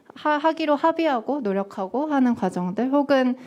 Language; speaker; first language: Korean; native; Korean